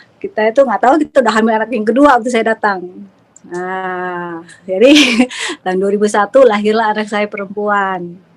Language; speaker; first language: Indonesian; native; Indonesian